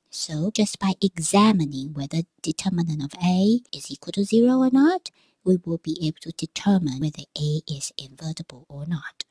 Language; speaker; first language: English; non-native, fluent; Chinese